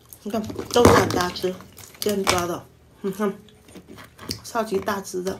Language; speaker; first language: Chinese; non-native, fluent; Vietnamese